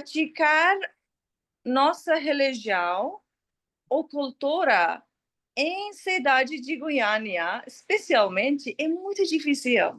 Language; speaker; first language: Portuguese; non-native, learner; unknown